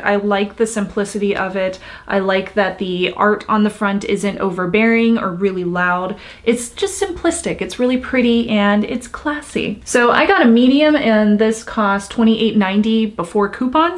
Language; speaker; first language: English; native; English